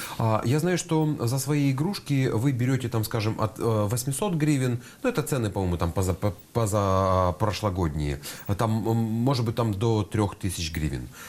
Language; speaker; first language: Russian; native; Russian